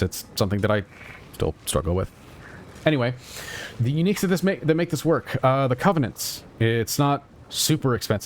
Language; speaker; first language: English; native; English